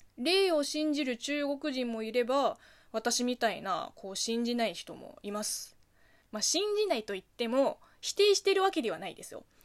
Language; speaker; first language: Japanese; non-native, fluent; Chinese